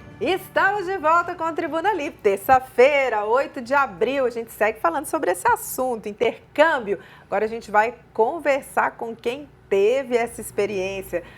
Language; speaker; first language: Portuguese; native; Portuguese